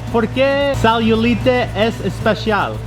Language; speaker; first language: Spanish; non-native, learner; English